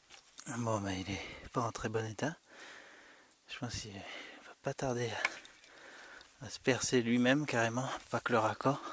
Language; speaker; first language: French; native; French